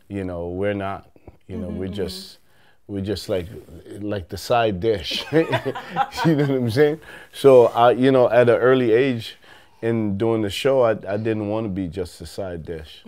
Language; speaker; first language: English; native; English